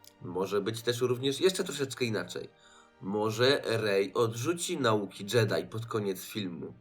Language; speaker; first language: Polish; native; Polish